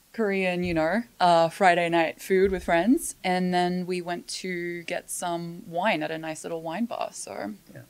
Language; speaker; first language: English; native; English